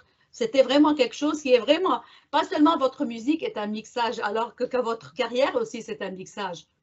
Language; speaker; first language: French; non-native, local second language; Arabic